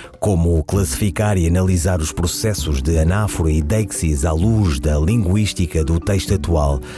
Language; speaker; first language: Portuguese; native; Portuguese